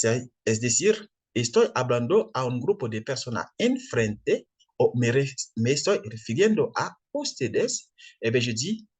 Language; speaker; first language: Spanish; non-native, fluent; French